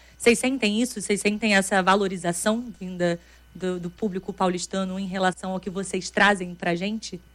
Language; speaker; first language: Portuguese; native; Portuguese